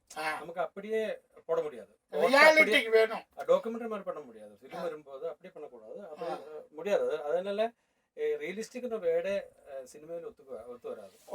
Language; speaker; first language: Tamil; non-native, learner; Malayalam